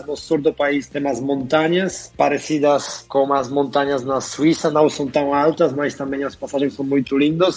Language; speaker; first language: Portuguese; non-native, fluent; Polish